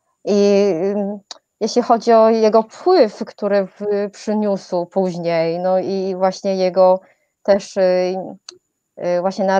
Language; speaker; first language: Polish; non-native, fluent; Chinese